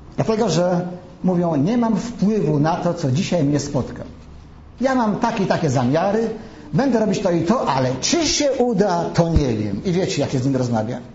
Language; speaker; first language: Polish; native; Polish